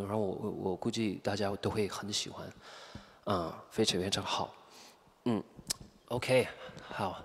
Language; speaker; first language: Chinese; non-native, fluent; English